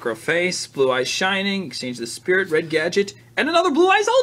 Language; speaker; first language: English; native; English